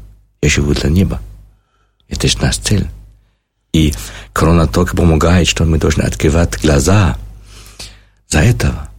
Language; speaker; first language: Russian; non-native, learner; German